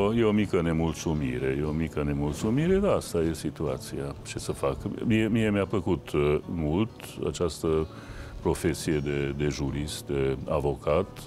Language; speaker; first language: Romanian; non-native, local second language; Hungarian